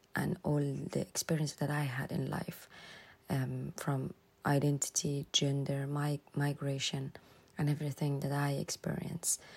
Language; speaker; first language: English; non-native, fluent; Persian